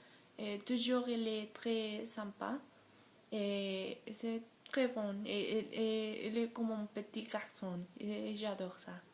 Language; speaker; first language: French; non-native, learner; Spanish